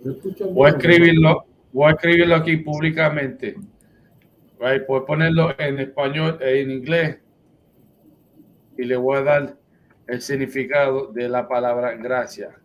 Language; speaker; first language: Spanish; early bilingual, heritage; Spanish